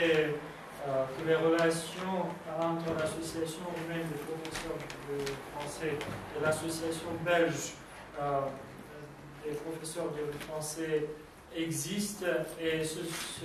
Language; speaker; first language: French; non-native, fluent; Romanian